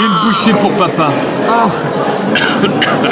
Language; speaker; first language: French; native; French